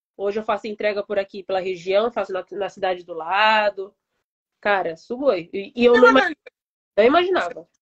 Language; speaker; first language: Portuguese; early bilingual, heritage; Japanese